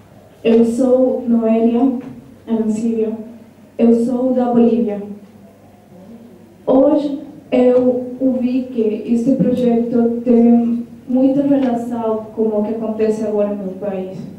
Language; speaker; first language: Portuguese; non-native, learner; Spanish